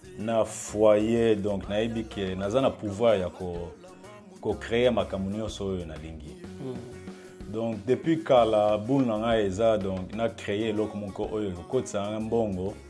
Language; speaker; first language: Lingala; early bilingual, heritage; Lingala